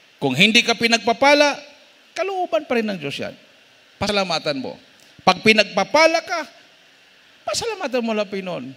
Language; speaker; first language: Filipino; non-native, local second language; Cebuano